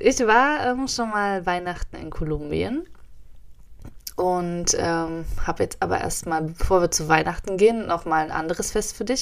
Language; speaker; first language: German; native; German